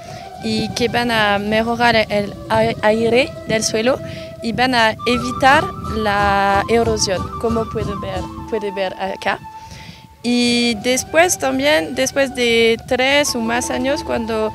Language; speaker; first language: Spanish; non-native, learner; French